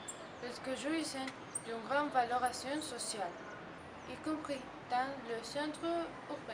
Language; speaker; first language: French; non-native, learner; Spanish